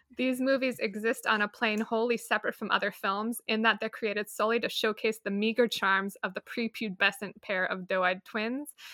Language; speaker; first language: English; native; English